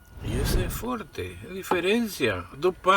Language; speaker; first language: Portuguese; non-native, fluent; Spanish